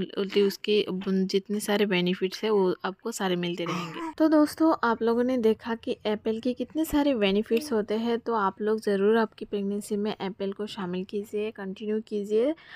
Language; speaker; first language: Hindi; non-native, local second language; Bangla